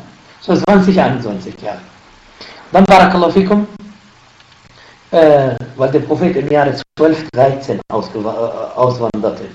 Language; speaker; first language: German; non-native, fluent; Arabic